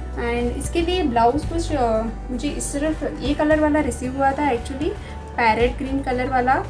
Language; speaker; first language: Hindi; non-native, local second language; Kannada